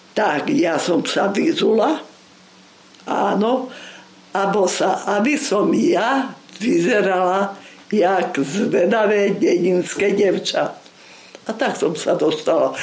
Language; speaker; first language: Slovak; non-native, local second language; Rusyn